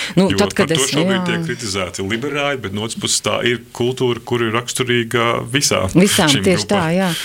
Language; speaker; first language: Latvian; native; Latvian